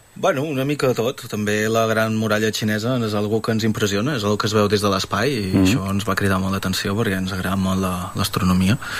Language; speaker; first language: Catalan; early bilingual, other home language; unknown